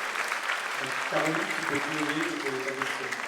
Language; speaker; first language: French; native; French